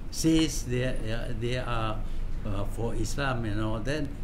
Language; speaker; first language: English; non-native, local second language; Malay